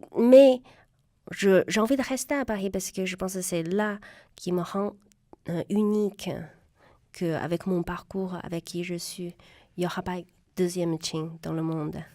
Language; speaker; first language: French; non-native, fluent; Chinese